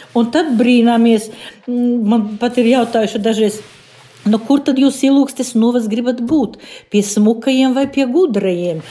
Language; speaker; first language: Latvian; native; Latvian